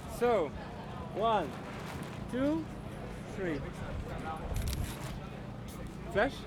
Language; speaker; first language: English; non-native, fluent; French